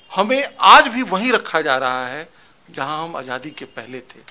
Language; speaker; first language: Hindi; native; Hindi